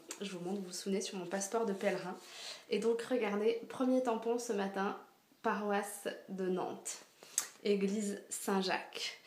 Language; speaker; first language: French; native; French